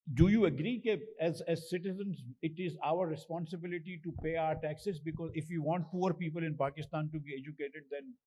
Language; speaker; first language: English; non-native, local second language; Urdu